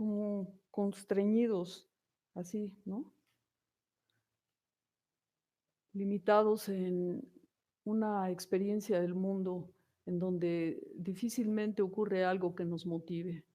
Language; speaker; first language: Spanish; native; Spanish